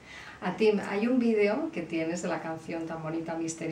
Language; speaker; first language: Spanish; native; Spanish